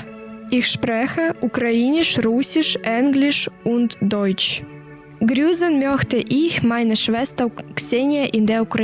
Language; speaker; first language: German; non-native, learner; Ukrainian